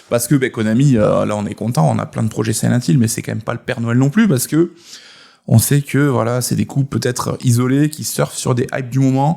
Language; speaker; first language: French; native; French